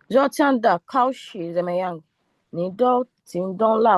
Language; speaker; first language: Chinese; non-native, learner; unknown